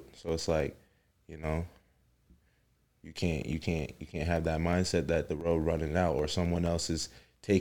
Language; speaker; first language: English; native; English